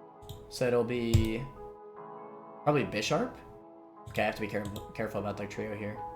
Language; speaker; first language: English; native; English